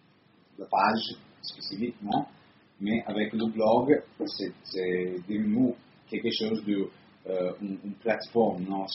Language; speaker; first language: French; non-native, fluent; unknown